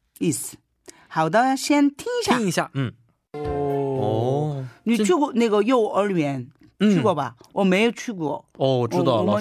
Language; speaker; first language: Chinese; non-native, learner; Korean